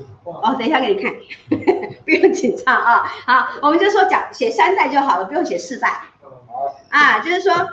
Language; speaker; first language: Chinese; native; Chinese